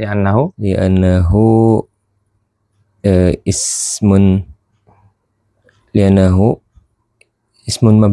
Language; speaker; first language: Arabic; non-native, learner; Indonesian